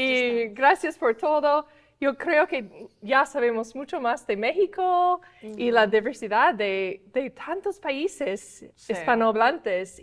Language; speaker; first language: Spanish; non-native, fluent; English